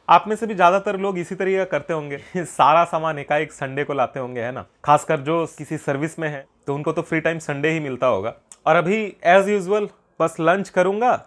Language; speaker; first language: Hindi; native; Hindi